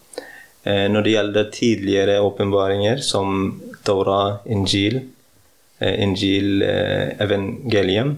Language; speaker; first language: Norwegian; early bilingual, heritage; Norwegian